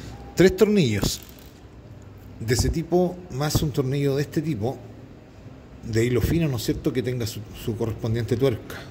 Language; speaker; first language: Spanish; native; Spanish